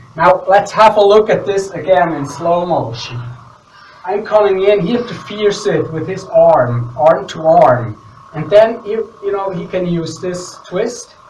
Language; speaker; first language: English; non-native, fluent; Swiss German